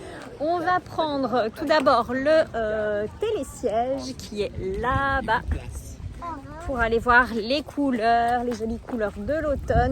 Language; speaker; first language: French; native; French